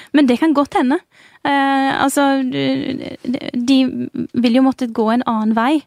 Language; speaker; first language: Norwegian; early bilingual, other home language; Urdu